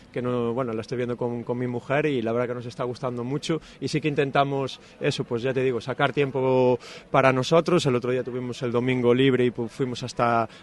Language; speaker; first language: Spanish; native; Spanish